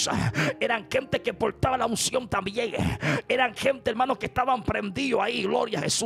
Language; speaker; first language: Spanish; native; Spanish